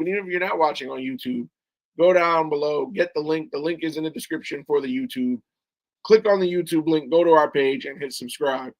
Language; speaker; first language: English; native; English